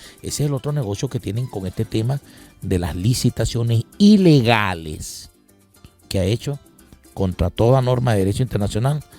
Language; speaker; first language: Spanish; native; Spanish